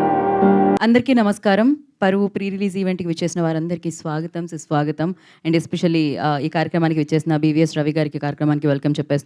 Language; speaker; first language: Telugu; native; Telugu